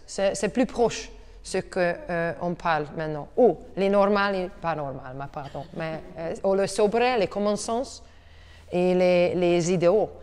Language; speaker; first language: French; non-native, learner; Hungarian